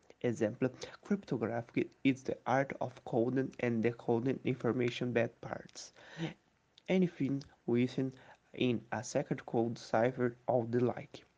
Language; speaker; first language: English; non-native, learner; Portuguese